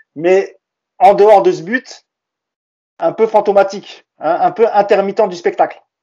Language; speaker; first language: French; native; French